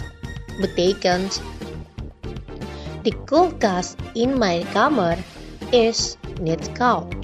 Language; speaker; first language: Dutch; non-native, learner; Indonesian